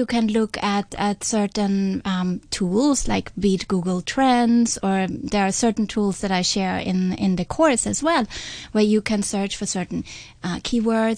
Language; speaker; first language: English; non-native, fluent; German